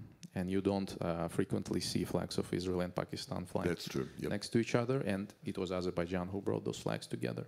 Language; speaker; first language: English; non-native, fluent; Azerbaijani